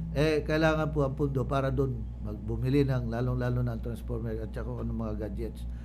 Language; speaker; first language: Filipino; non-native, local second language; Masbatenyo